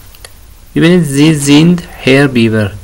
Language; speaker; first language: German; non-native, fluent; Persian